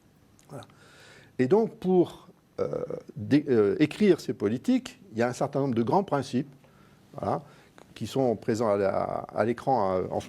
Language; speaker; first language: French; native; French